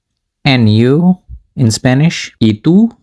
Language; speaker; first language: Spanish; non-native, learner; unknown